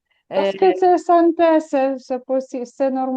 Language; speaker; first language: French; non-native, learner; Ukrainian